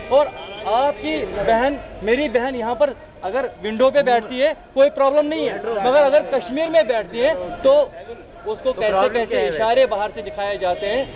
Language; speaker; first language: Urdu; non-native, local second language; Kashmiri